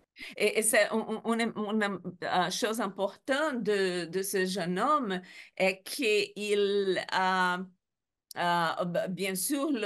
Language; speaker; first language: French; non-native, learner; Portuguese